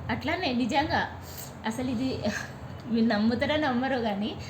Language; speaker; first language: Telugu; native; Telugu